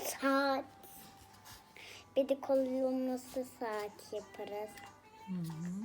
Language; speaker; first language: Turkish; early bilingual, heritage; Turkish